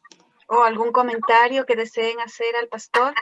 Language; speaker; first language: Spanish; native; Spanish